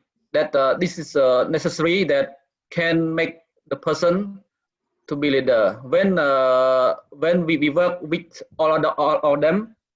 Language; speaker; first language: English; non-native, learner; Khmer